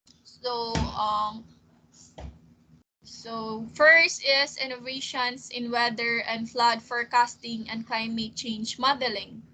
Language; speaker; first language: English; non-native, local second language; Filipino